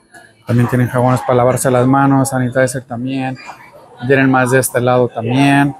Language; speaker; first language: Spanish; early bilingual, heritage; Spanish